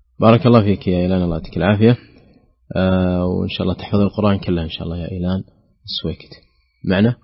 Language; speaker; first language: Arabic; native; Arabic